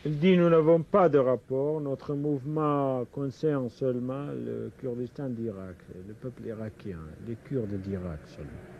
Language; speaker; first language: French; non-native, fluent; Kurdish